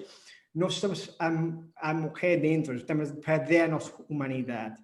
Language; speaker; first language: Portuguese; non-native, fluent; English